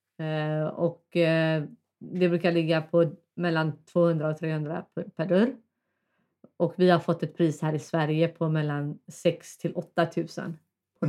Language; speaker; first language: Swedish; native; Swedish